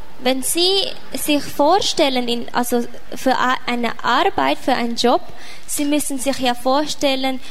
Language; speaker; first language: German; non-native, fluent; Thai